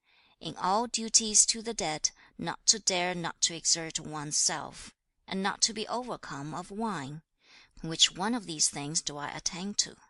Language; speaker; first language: English; non-native, fluent; Chinese